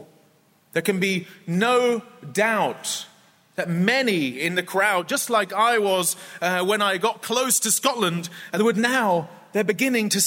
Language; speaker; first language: English; native; English